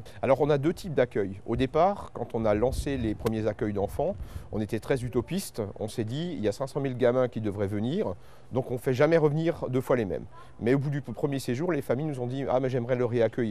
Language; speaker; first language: French; native; French